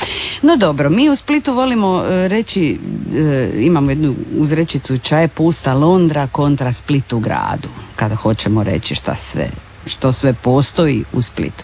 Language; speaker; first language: Serbian; native; Serbian